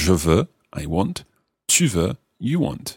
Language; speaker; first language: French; non-native, fluent; English